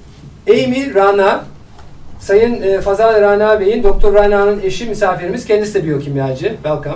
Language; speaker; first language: Turkish; native; Turkish